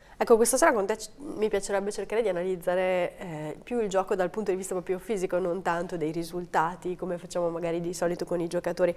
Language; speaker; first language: Italian; native; Italian